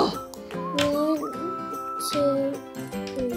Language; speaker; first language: English; native; English